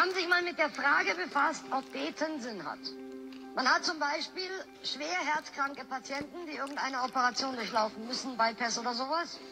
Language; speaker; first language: German; native; German